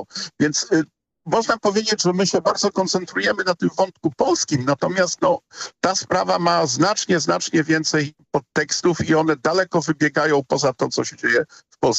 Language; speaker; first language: Polish; native; Polish